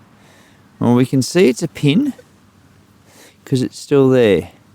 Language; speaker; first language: English; native; English